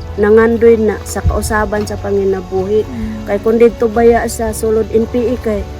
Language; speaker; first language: Cebuano; non-native, local second language; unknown